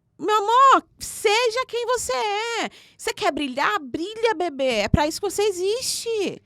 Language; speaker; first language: Portuguese; native; Portuguese